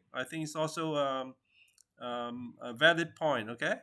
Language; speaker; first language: English; non-native, fluent; Chinese